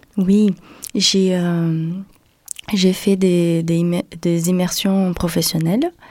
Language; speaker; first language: French; non-native, fluent; Portuguese